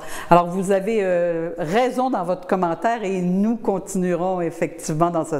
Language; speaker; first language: French; native; French